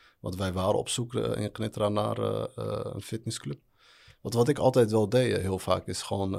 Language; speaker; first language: Dutch; early bilingual, other home language; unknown